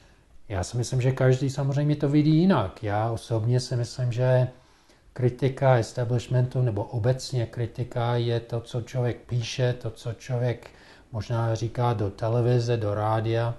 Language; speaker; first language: Czech; non-native, fluent; English